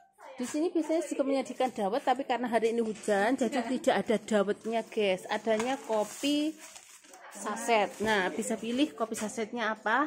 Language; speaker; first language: Indonesian; non-native, local second language; Javanese